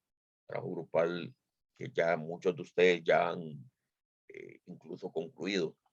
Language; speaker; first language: Spanish; native; Spanish